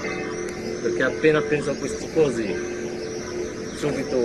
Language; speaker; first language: Italian; non-native, learner; Arabic